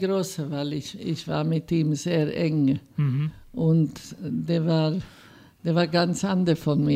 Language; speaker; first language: German; non-native, fluent; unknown